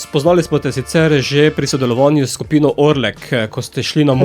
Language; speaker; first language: Slovenian; native; Slovenian